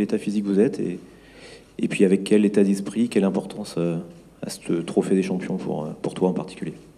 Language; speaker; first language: French; native; French